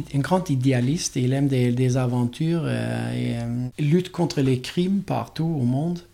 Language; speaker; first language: French; non-native, fluent; Swedish